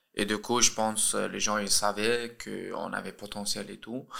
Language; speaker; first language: French; early bilingual, other home language; Russian